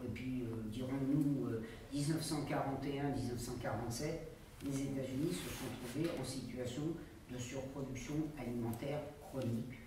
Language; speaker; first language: French; native; French